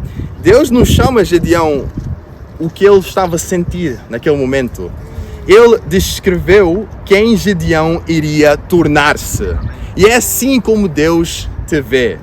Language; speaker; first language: Portuguese; non-native, fluent; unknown